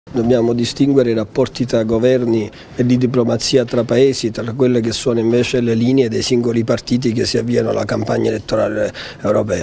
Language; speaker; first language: Italian; native; Italian